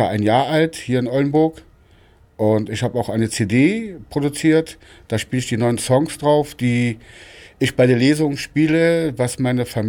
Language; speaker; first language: German; native; German